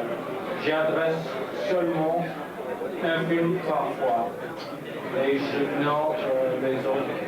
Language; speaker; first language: French; non-native, learner; English